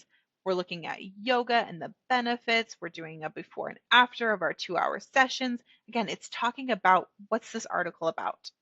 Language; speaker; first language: English; native; English